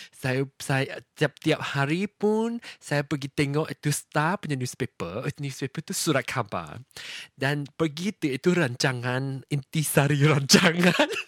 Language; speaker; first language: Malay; non-native, local second language; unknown